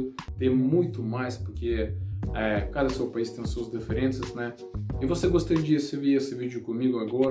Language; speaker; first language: Portuguese; non-native, learner; Russian